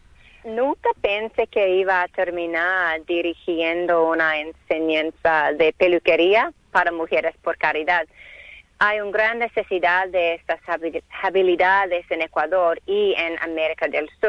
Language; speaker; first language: Spanish; non-native, learner; English